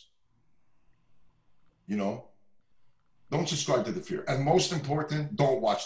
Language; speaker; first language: English; non-native, fluent; French